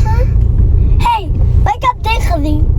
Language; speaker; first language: Dutch; early bilingual, other home language; Turkish